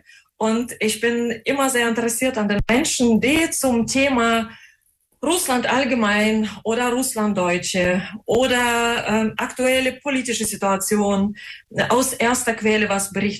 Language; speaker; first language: German; non-native, fluent; Russian